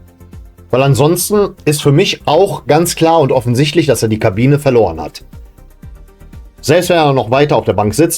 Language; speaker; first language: German; native; German